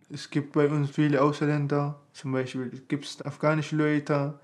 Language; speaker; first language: German; non-native, fluent; Persian